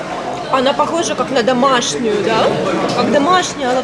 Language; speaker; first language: Russian; native; Russian